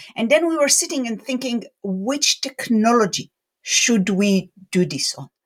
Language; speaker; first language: English; non-native, fluent; Hebrew